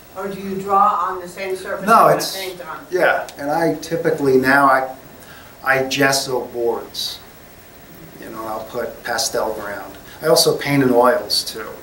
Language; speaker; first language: English; native; English